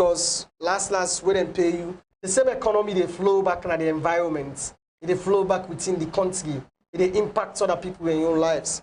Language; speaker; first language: English; non-native, local second language; Krio